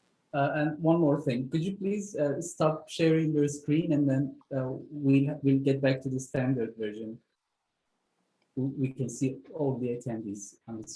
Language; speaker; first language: English; non-native, fluent; Turkish